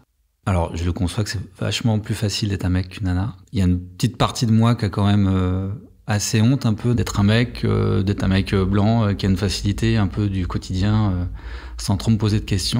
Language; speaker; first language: French; native; French